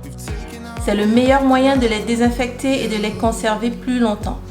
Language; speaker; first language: French; native; French